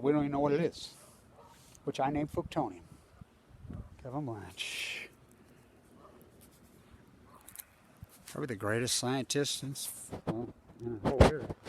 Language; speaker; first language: English; native; English